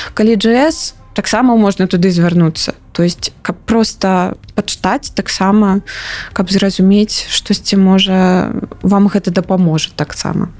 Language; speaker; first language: Belarusian; non-native, local second language; Russian